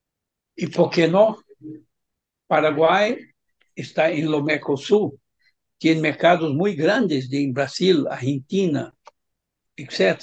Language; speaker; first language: Spanish; non-native, fluent; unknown